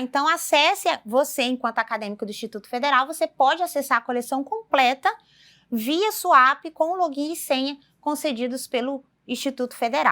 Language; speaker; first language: Portuguese; native; Portuguese